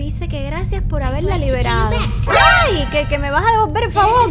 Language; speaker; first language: Spanish; native; Spanish